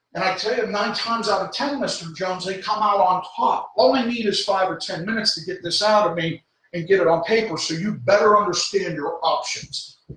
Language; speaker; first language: English; native; English